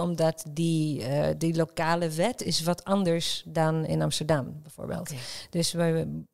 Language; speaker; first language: Dutch; non-native, fluent; Hebrew